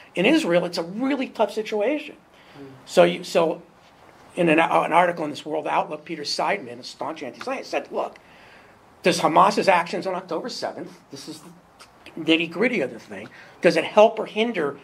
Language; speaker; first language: English; native; English